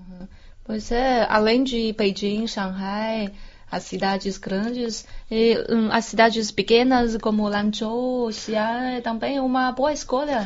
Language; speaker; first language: Portuguese; non-native, fluent; Chinese